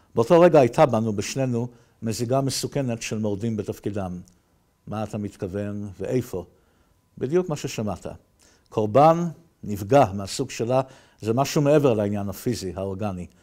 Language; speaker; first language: Hebrew; native; Hebrew